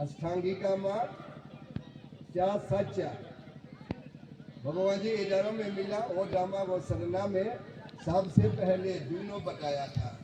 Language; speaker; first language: Hindi; non-native, fluent; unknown